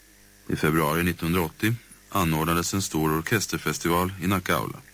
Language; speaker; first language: Swedish; native; Swedish